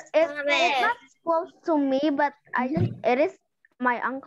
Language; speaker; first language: English; non-native, learner; Indonesian